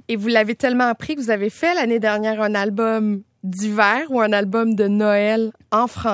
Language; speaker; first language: French; native; French